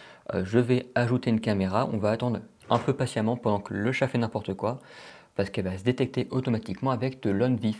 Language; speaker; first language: French; native; French